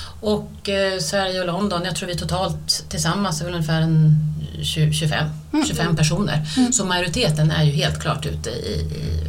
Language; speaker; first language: Swedish; native; Swedish